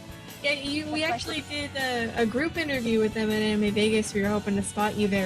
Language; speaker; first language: English; native; English